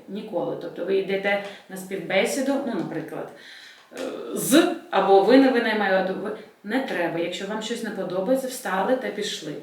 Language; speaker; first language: Ukrainian; non-native, local second language; Russian